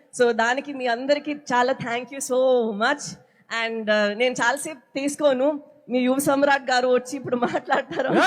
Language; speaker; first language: Telugu; non-native, fluent; Badaga